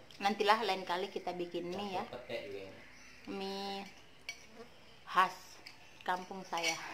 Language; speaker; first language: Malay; non-native, local second language; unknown